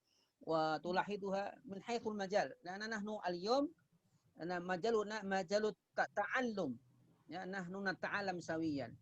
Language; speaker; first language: Arabic; non-native, fluent; Indonesian